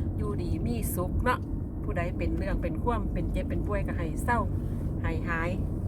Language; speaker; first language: Thai; non-native, local second language; Northeastern Thai